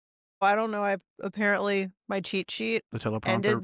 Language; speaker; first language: English; native; English